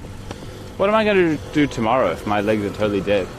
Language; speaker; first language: English; native; English